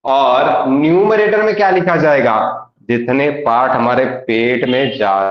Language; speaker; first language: Hindi; non-native, local second language; Marathi